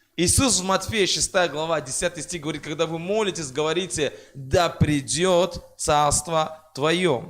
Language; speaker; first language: Russian; non-native, fluent; French